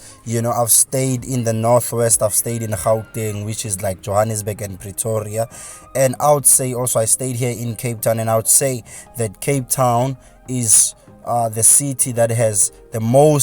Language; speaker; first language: English; non-native, local second language; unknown